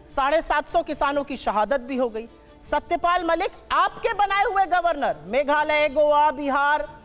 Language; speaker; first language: Hindi; native; Hindi